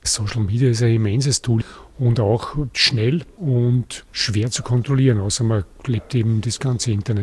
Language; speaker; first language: German; native; German